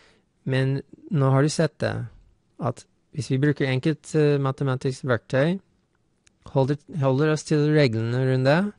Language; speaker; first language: Norwegian; non-native, fluent; English